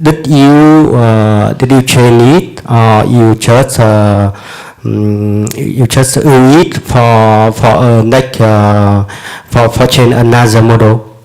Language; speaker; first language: English; non-native, learner; Vietnamese